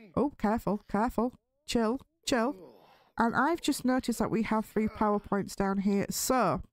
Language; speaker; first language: English; native; English